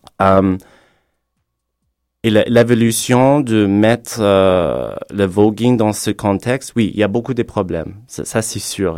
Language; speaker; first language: French; non-native, fluent; English